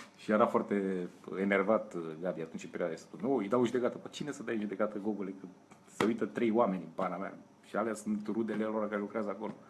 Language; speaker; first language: Romanian; native; Romanian